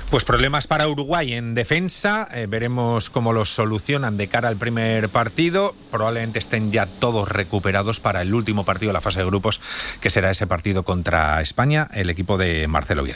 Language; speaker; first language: Spanish; native; Spanish